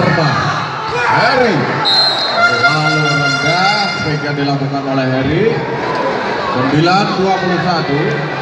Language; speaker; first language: Indonesian; non-native, local second language; Achinese